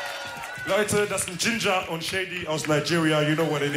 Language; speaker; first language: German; early bilingual, other home language; Wolof